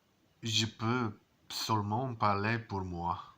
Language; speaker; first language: French; non-native, learner; English